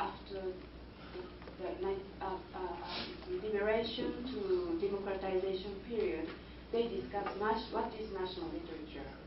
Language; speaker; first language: English; non-native, fluent; Japanese